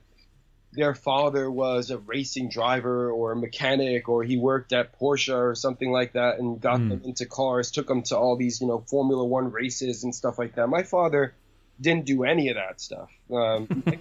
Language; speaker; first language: English; native; English